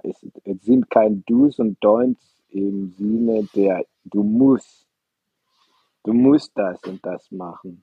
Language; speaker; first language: German; non-native, fluent; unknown